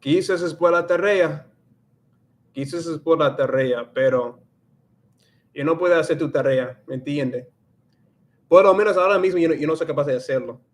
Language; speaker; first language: Spanish; non-native, learner; English